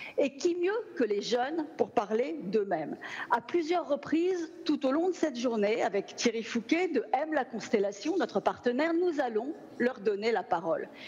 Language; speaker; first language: French; native; French